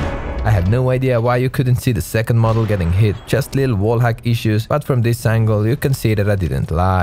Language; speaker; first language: English; non-native, fluent; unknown